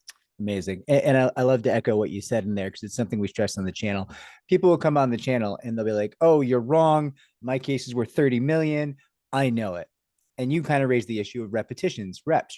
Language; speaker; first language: English; native; English